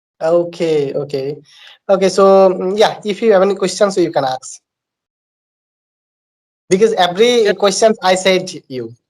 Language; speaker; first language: English; non-native, learner; Bangla